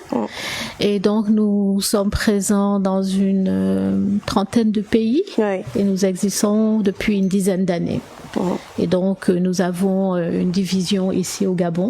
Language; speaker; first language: French; native; French